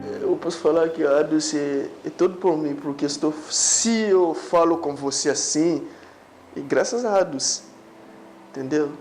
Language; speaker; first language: Portuguese; non-native, fluent; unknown